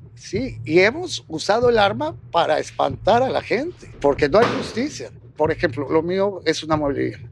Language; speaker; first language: Spanish; native; Spanish